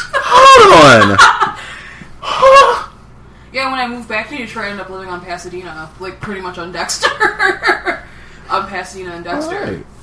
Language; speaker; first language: English; native; English